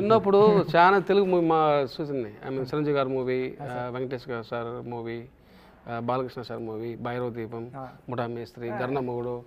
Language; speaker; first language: Telugu; non-native, local second language; Tamil